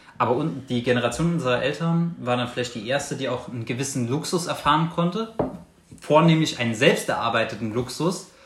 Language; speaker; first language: German; native; German